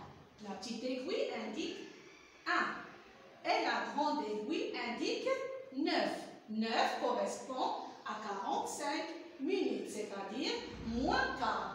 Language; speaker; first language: French; non-native, local second language; Arabic